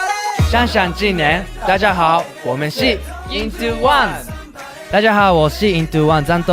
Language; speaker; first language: Chinese; non-native, learner; Japanese